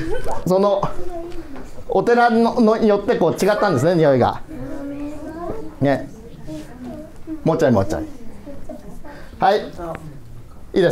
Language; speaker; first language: Japanese; native; Japanese